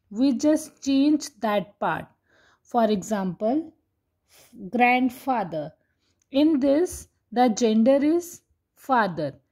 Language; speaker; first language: English; non-native, local second language; Hindi